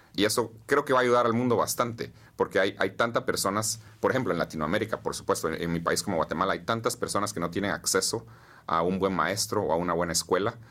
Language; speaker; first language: Spanish; native; Spanish